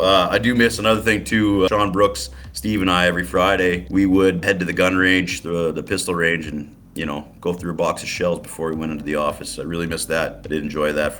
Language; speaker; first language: English; native; English